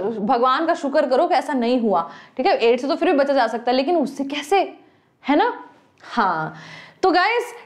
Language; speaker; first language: Hindi; native; Hindi